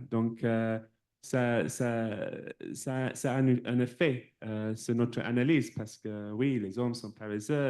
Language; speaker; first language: French; non-native, fluent; English